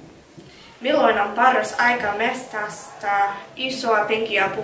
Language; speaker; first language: Finnish; non-native, learner; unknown